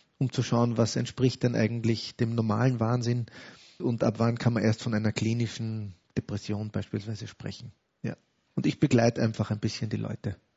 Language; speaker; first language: German; native; German